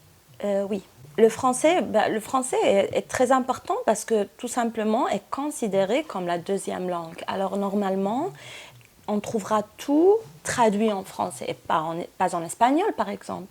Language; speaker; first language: French; non-native, local second language; Arabic